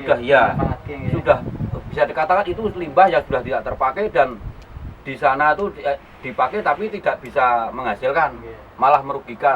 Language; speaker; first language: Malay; non-native, local second language; Javanese